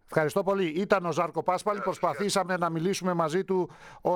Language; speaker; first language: Greek; native; Greek